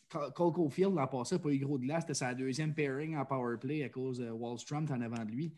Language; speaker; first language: French; native; French